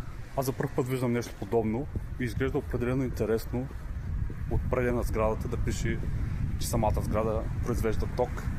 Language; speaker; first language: Bulgarian; native; Bulgarian